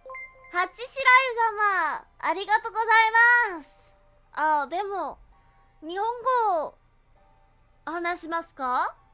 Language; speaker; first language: Japanese; non-native, learner; English